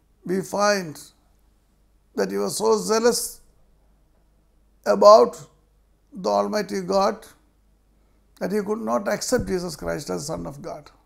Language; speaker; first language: English; non-native, local second language; Malayalam